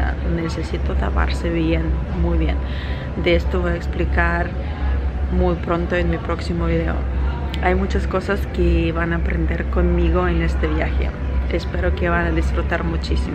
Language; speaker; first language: Spanish; non-native, learner; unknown